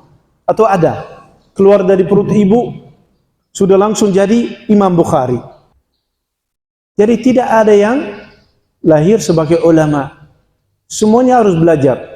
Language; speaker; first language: Indonesian; non-native, fluent; Dutch